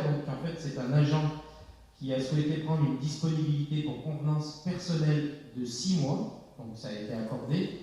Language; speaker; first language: French; native; French